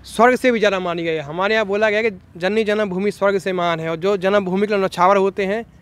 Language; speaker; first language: Hindi; native; Hindi